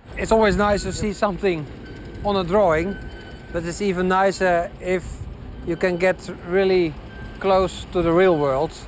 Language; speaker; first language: English; non-native, fluent; Dutch